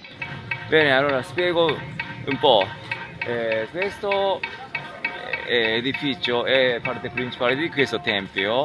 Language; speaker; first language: Italian; non-native, learner; Japanese